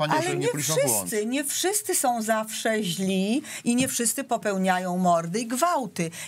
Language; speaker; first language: Polish; native; Polish